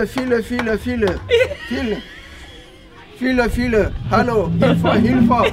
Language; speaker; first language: German; non-native, learner; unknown